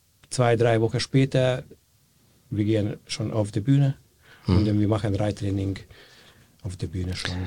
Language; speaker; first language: German; non-native, fluent; Hungarian